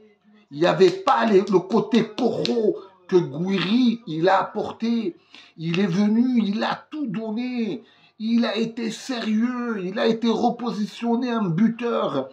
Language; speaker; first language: French; native; French